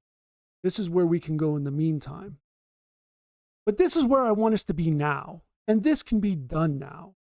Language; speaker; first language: English; native; English